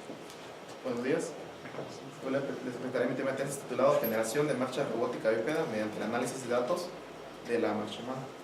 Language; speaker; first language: Spanish; native; Spanish